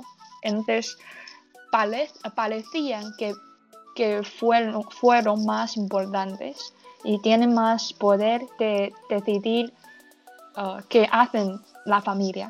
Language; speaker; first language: Spanish; non-native, learner; Chinese